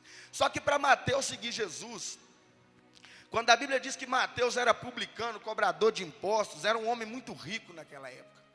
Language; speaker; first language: Portuguese; native; Portuguese